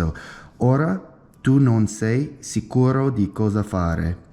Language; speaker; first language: Italian; non-native, learner; English